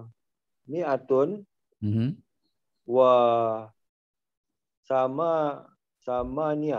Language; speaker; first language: Arabic; non-native, learner; Malay